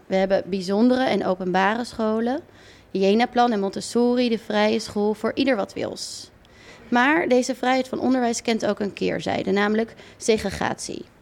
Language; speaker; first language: Dutch; native; Dutch